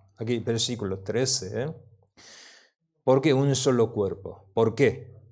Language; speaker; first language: Spanish; non-native, learner; Korean